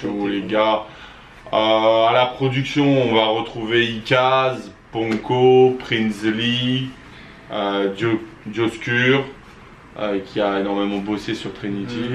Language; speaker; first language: French; native; French